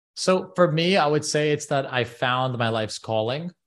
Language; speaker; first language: English; native; English